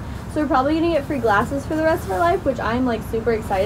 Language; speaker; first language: English; native; English